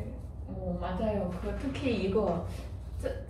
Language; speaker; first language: Korean; non-native, fluent; Chinese